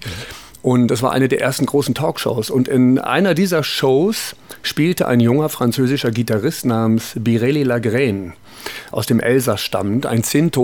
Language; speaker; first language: German; native; German